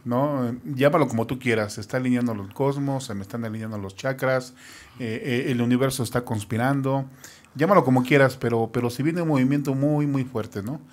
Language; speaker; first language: Spanish; native; Spanish